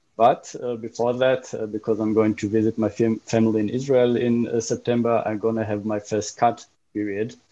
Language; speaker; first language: English; non-native, fluent; Hebrew